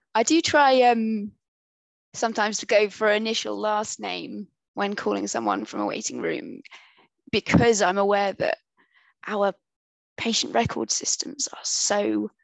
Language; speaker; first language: English; native; English